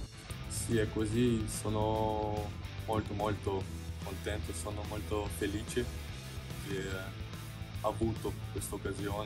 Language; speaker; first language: Italian; non-native, fluent; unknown